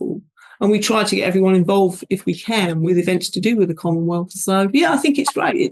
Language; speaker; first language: English; native; English